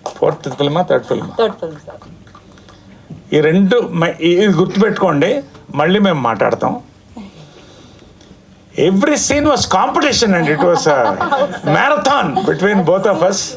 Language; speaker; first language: Telugu; native; Telugu